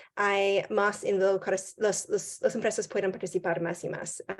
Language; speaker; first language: Spanish; non-native, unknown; English